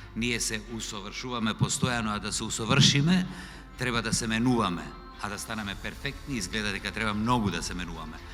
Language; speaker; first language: Macedonian; native; Macedonian